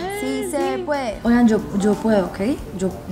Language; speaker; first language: Spanish; native; Spanish